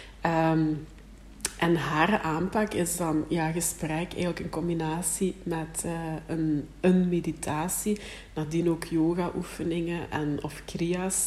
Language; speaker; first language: Dutch; native; Dutch